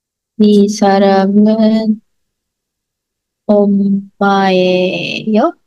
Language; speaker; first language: Korean; non-native, learner; Filipino